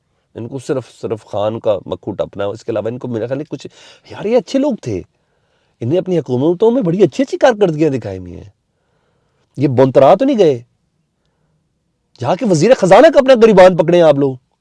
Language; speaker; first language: Urdu; native; Urdu